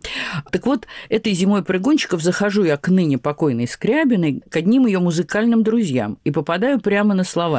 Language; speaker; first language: Russian; native; Russian